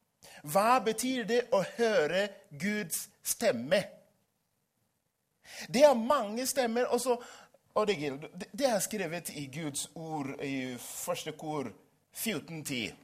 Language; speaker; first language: Swedish; non-native, fluent; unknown